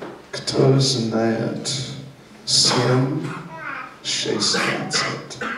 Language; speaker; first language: Russian; non-native, learner; English